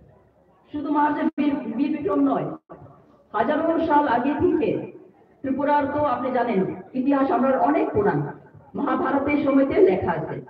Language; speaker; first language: Bangla; non-native, local second language; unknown